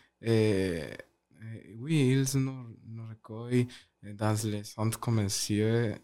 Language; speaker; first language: French; non-native, learner; Spanish